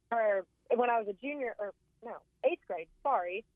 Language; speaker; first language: English; native; English